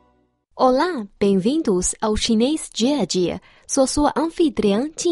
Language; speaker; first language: Portuguese; non-native, fluent; Chinese